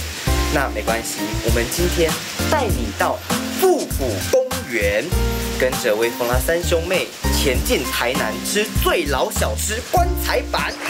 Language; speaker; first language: Chinese; native; Chinese